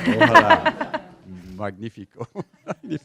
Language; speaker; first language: Spanish; non-native, fluent; English